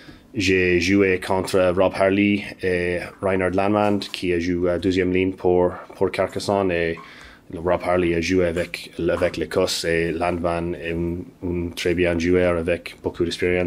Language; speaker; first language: French; non-native, learner; English